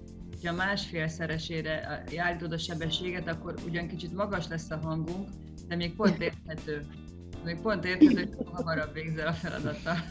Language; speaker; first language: Hungarian; native; Hungarian